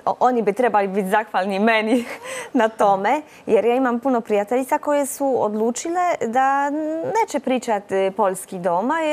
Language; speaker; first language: Croatian; non-native, fluent; Polish